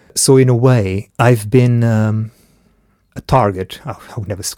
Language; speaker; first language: English; early bilingual, other home language; Portuguese